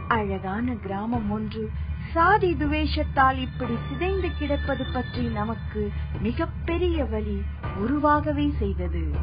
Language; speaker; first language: Tamil; native; Tamil